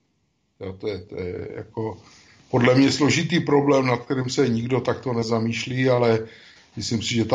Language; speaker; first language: Czech; native; Czech